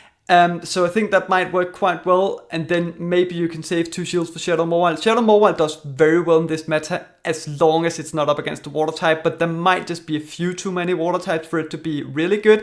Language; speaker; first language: English; native; English